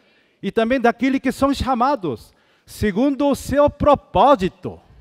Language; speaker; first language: Portuguese; non-native, fluent; Korean